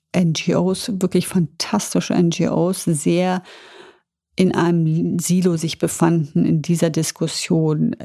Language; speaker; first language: German; native; German